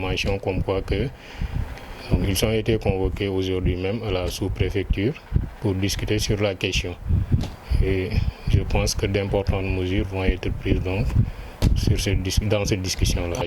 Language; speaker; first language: French; non-native, local second language; Wolof